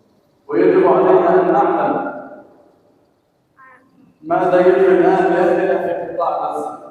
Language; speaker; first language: Arabic; native; Arabic